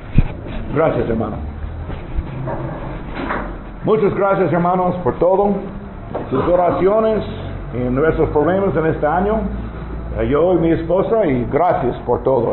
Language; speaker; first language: Spanish; non-native, learner; English